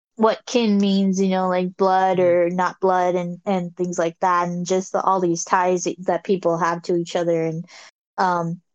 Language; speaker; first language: English; native; English